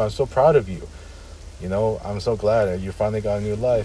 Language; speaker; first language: English; native; English